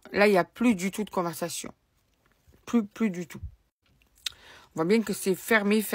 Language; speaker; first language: French; native; French